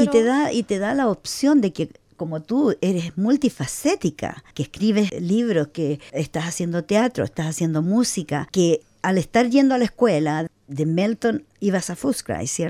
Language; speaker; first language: Spanish; native; Spanish